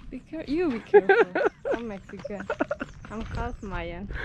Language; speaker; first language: English; non-native, learner; Spanish